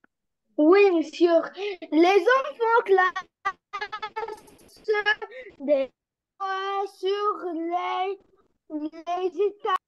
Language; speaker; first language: French; non-native, learner; Arabic